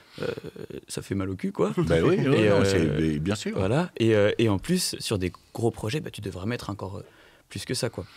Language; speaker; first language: French; native; French